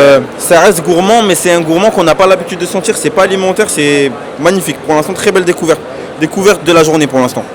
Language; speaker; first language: French; native; French